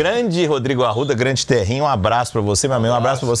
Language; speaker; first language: Portuguese; native; Portuguese